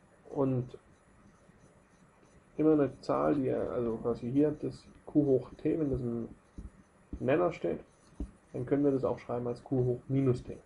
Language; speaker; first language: German; native; German